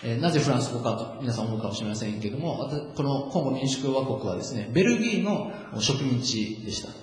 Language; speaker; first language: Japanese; native; Japanese